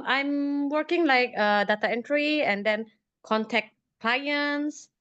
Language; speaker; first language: English; non-native, learner; Indonesian